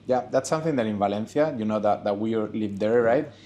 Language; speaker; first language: English; non-native, fluent; Spanish